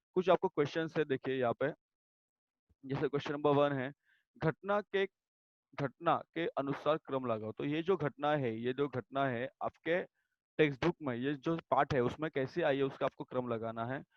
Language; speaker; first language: Hindi; non-native, local second language; Marathi